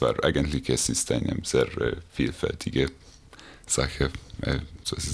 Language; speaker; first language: German; non-native, learner; Hungarian